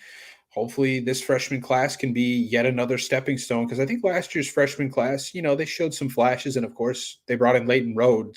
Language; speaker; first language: English; native; English